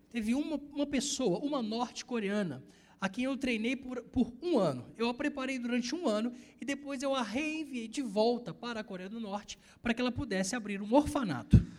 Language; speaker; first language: Portuguese; native; Portuguese